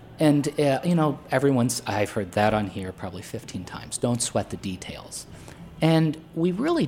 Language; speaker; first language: English; native; English